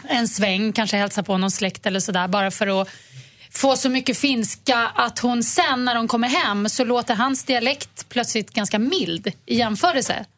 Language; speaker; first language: Swedish; native; Swedish